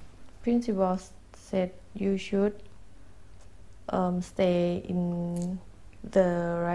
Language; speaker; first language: English; non-native, learner; Thai